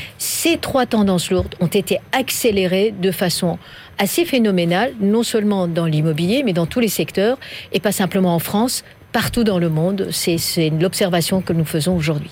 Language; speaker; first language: French; non-native, fluent; Persian